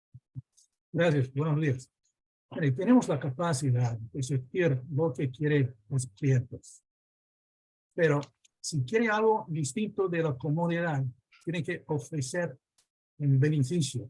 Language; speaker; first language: Spanish; non-native, fluent; English